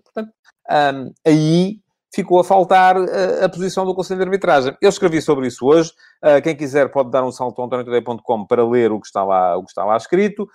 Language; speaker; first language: Portuguese; native; Portuguese